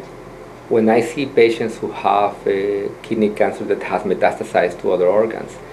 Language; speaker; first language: English; non-native, fluent; Spanish